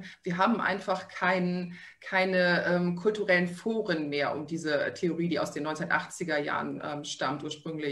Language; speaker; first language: German; native; German